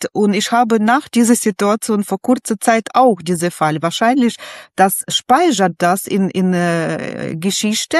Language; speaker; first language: German; non-native, learner; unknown